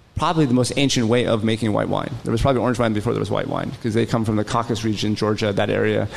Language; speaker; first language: English; native; English